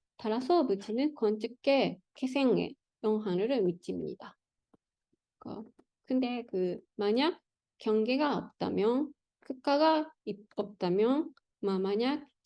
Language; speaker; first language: Korean; non-native, learner; Japanese